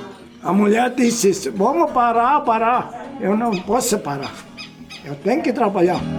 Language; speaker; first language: Portuguese; non-native, local second language; German